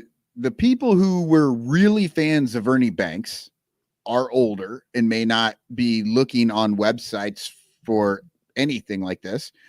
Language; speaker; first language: English; native; English